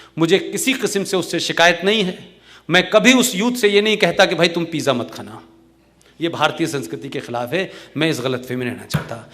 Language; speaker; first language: Hindi; native; Hindi